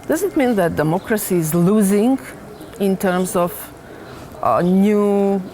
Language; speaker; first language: English; non-native, fluent; Macedonian